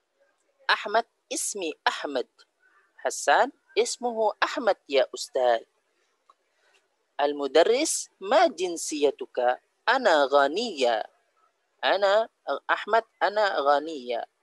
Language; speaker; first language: Arabic; non-native, fluent; Indonesian